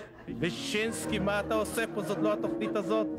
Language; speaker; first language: Hebrew; native; Hebrew